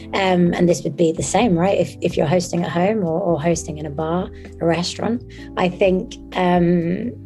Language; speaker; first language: English; early bilingual, other home language; French